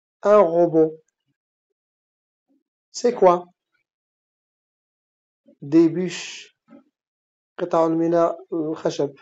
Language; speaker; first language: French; non-native, fluent; Arabic